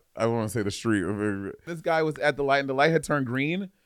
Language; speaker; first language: English; native; English